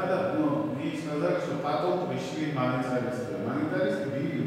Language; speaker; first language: Russian; non-native, fluent; Georgian